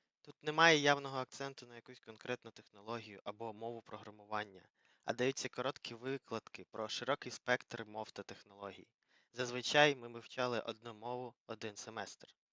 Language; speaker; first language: Ukrainian; native; Ukrainian